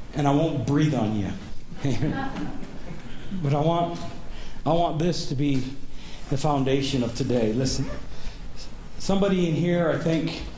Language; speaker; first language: English; native; English